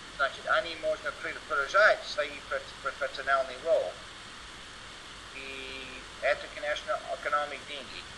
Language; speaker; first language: Russian; non-native, learner; English